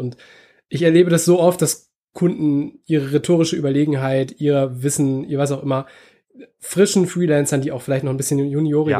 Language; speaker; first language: German; native; German